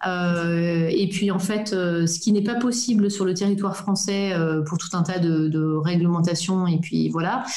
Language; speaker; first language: French; native; French